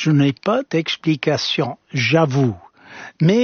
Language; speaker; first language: French; non-native, fluent; English